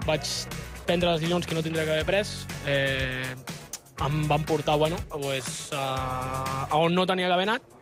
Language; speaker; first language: Catalan; non-native, local second language; Spanish